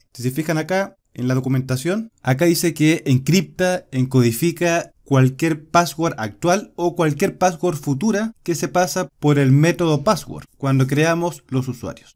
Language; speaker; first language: Spanish; native; Spanish